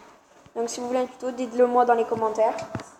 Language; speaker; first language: French; native; French